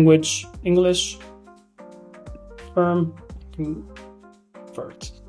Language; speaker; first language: English; non-native, fluent; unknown